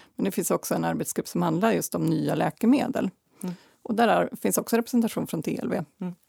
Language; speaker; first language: Swedish; native; Swedish